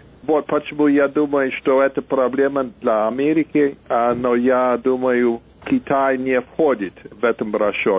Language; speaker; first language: Russian; non-native, fluent; English